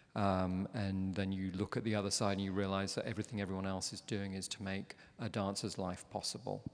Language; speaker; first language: English; native; English